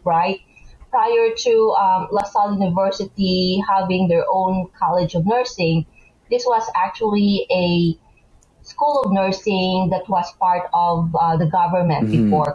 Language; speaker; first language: English; non-native, local second language; Hiligaynon